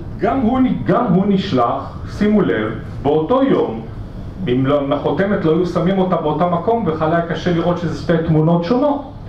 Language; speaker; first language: Hebrew; native; Hebrew